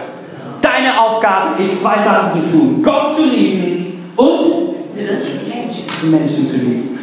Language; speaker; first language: German; non-native, fluent; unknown